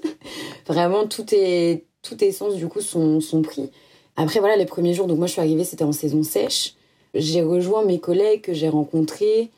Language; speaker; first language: French; native; French